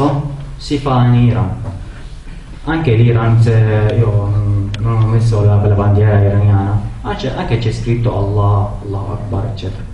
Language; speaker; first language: Italian; non-native, learner; Arabic